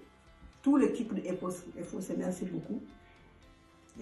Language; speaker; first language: French; non-native, learner; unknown